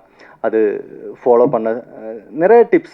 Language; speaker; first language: Tamil; non-native, fluent; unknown